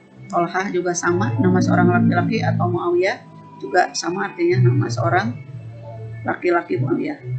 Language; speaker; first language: Indonesian; native; Indonesian